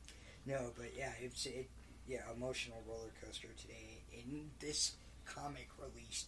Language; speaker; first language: English; native; English